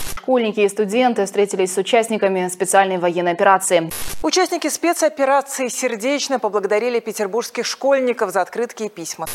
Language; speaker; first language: Russian; native; Russian